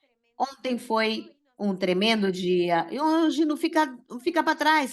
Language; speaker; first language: Portuguese; non-native, fluent; Spanish